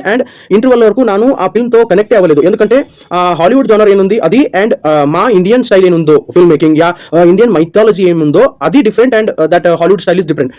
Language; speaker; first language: Telugu; non-native, learner; Kannada